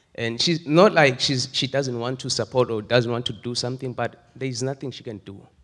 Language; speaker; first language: English; non-native, local second language; Swati